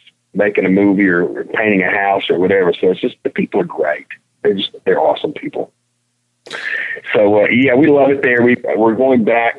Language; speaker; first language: English; native; English